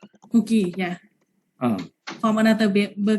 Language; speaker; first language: English; non-native, learner; Lao